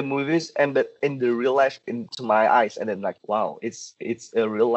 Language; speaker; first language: English; non-native, learner; Indonesian